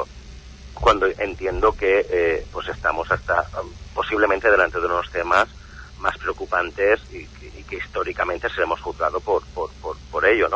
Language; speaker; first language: Spanish; native; Spanish